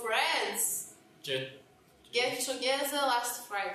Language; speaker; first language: English; non-native, learner; Turkish